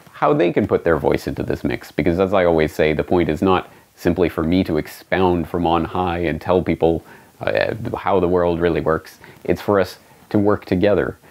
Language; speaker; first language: English; native; English